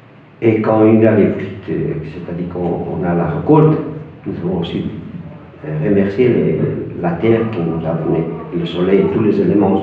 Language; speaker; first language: French; non-native, fluent; Spanish